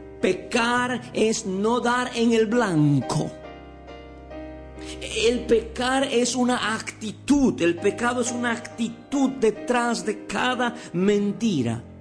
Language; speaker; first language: Spanish; native; Spanish